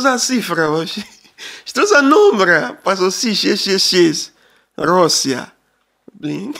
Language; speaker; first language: Russian; non-native, learner; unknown